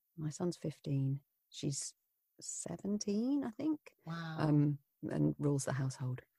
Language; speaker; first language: English; native; English